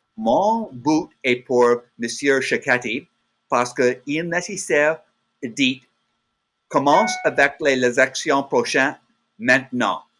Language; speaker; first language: French; non-native, learner; English